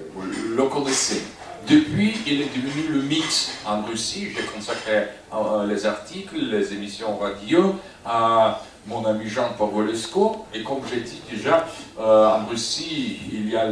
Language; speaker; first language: French; non-native, fluent; Russian